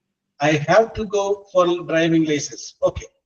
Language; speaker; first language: English; non-native, local second language; Malayalam